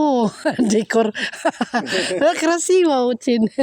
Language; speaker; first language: Russian; non-native, learner; Filipino